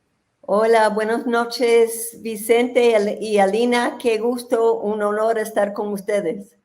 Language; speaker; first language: Spanish; non-native, fluent; English